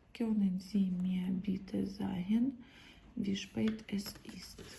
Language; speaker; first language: German; non-native, learner; Ukrainian